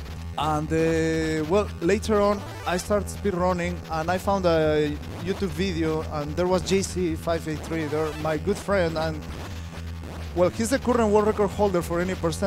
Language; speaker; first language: English; non-native, fluent; Spanish